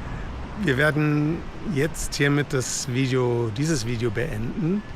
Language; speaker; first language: German; native; German